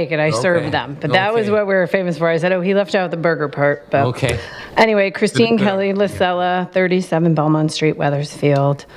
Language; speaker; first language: English; native; English